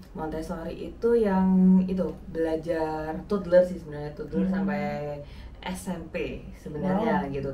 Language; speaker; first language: Indonesian; native; Indonesian